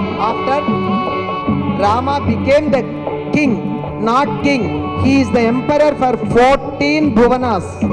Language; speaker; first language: English; non-native, local second language; Telugu